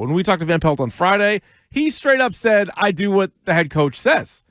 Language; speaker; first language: English; native; English